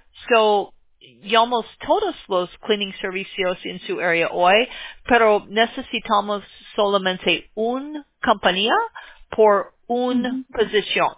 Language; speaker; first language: Spanish; non-native, learner; English